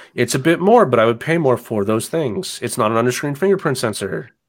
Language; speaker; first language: English; native; English